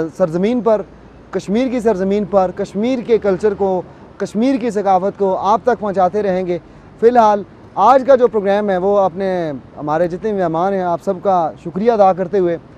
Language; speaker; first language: Urdu; non-native, local second language; Pahari-Potwari